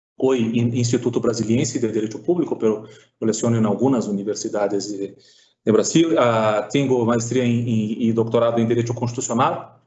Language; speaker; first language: Spanish; non-native, fluent; Portuguese